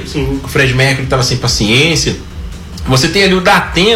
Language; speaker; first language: Portuguese; native; Portuguese